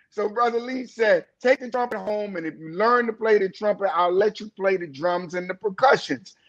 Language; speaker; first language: English; native; English